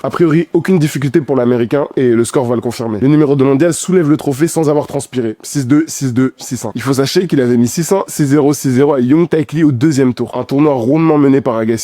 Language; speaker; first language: French; native; French